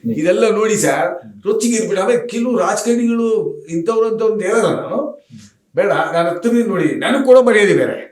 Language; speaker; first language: Kannada; native; Kannada